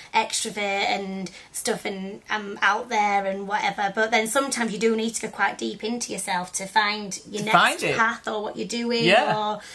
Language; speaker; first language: English; native; English